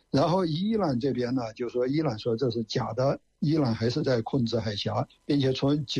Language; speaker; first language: Chinese; native; Chinese